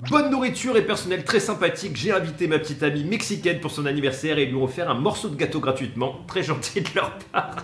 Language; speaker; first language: French; native; French